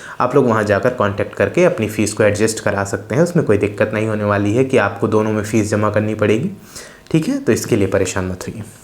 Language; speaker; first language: Hindi; native; Hindi